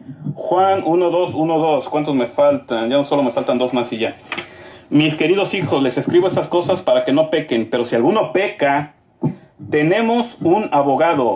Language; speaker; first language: Spanish; native; Spanish